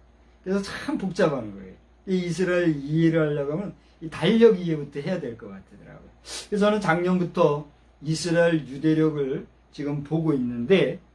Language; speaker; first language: Korean; native; Korean